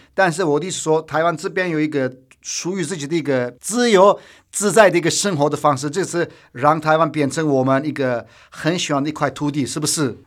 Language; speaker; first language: Chinese; non-native, fluent; Turkish